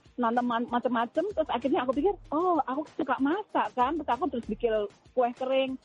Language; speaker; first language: Indonesian; native; Indonesian